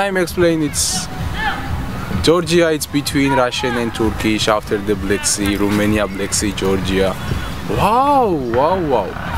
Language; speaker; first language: English; non-native, learner; Georgian